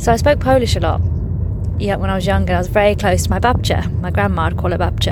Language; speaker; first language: English; non-native, local second language; Polish